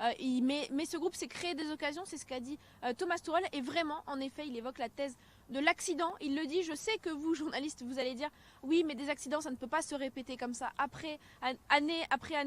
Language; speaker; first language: French; native; French